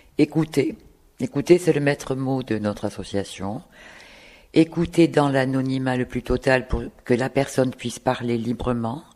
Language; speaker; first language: French; native; French